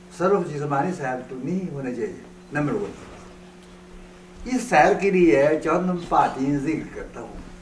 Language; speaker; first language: Urdu; non-native, fluent; Chinese